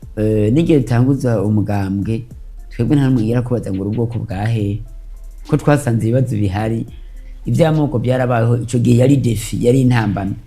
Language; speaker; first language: Rundi; native; Rundi